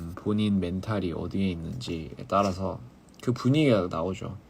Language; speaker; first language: Korean; early bilingual, other home language; English